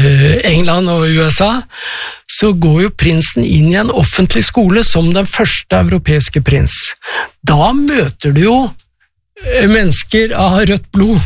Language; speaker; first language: Norwegian; native; Norwegian